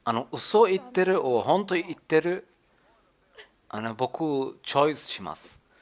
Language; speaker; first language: Japanese; non-native, learner; German